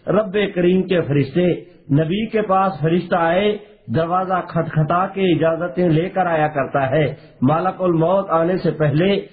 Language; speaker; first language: Urdu; non-native, local second language; Punjabi